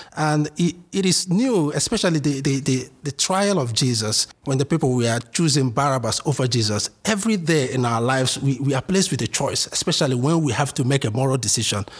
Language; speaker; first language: English; non-native, local second language; Igbo